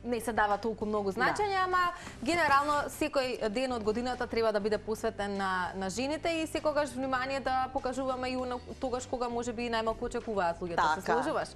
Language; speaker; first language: Macedonian; native; Macedonian